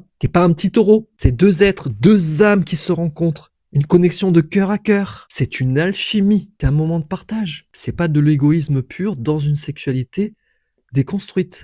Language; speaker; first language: French; native; French